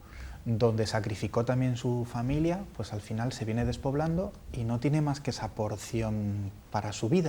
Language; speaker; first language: Spanish; native; Spanish